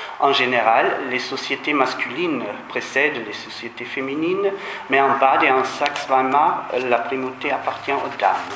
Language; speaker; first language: French; non-native, fluent; German